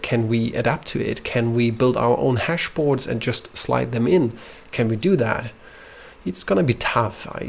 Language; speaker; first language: English; non-native, fluent; German